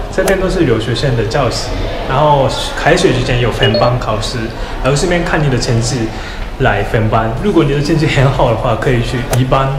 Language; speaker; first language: Chinese; non-native, fluent; Japanese